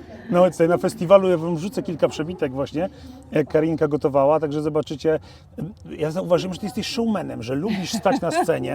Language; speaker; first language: Polish; native; Polish